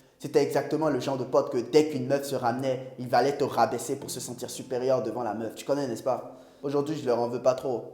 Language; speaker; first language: French; non-native, local second language; Ewe